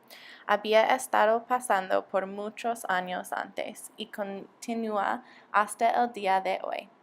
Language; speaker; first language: Spanish; non-native, learner; English